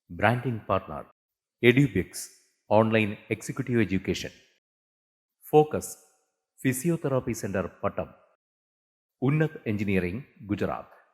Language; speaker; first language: Malayalam; native; Malayalam